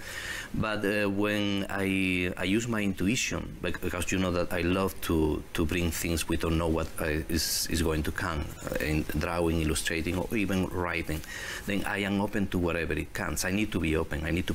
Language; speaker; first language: English; non-native, learner; Spanish